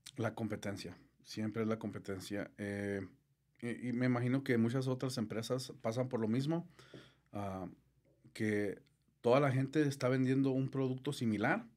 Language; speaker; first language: Spanish; early bilingual, heritage; Spanish